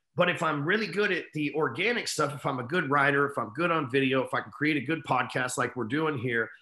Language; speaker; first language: English; native; English